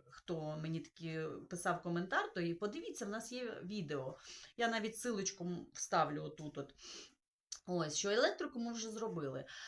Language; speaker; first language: Ukrainian; non-native, local second language; Russian